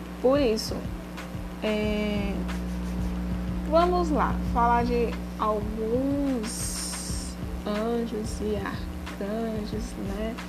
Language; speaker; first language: Portuguese; native; Portuguese